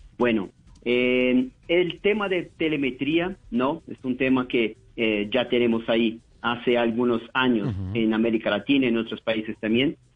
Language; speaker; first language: Spanish; non-native, fluent; Portuguese